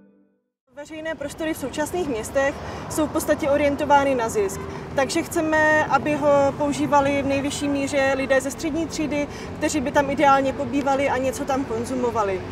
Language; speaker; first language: Czech; native; Czech